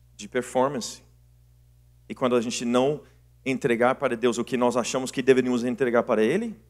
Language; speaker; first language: Portuguese; non-native, fluent; English